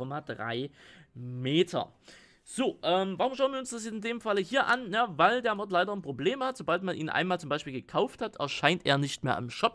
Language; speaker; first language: German; native; German